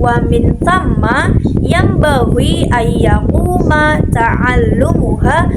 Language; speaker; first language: Arabic; non-native, learner; Indonesian